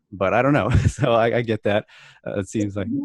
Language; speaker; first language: English; native; English